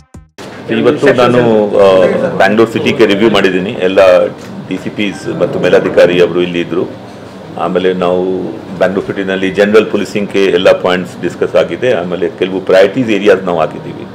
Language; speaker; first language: Kannada; non-native, fluent; Hindi